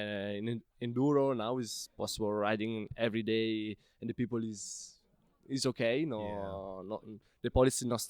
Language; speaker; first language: English; non-native, learner; Italian